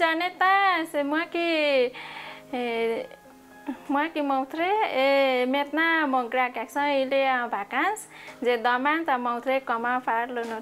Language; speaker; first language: French; non-native, learner; Nepali